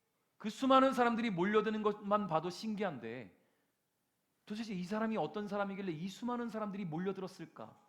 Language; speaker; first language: Korean; native; Korean